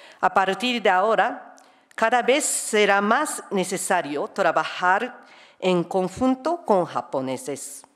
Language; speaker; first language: Spanish; non-native, fluent; Japanese